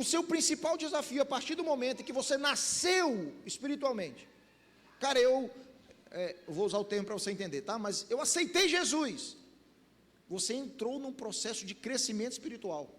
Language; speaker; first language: Portuguese; native; Portuguese